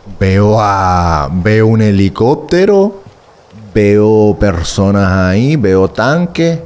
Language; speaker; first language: Spanish; early bilingual, other home language; Korean